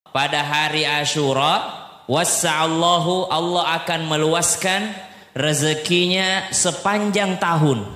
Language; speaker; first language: Indonesian; native; Indonesian